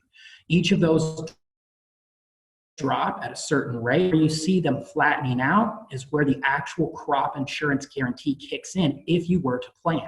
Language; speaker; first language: English; native; English